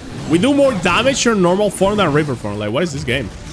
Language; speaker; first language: English; non-native, fluent; Spanish